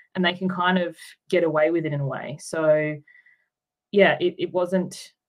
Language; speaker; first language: English; native; English